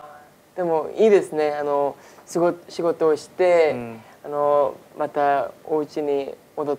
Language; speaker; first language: Japanese; non-native, learner; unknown